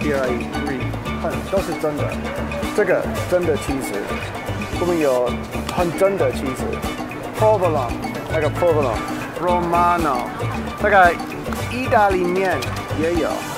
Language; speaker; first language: Chinese; non-native, learner; English